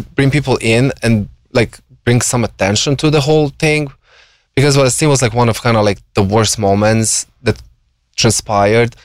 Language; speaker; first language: English; non-native, fluent; Slovenian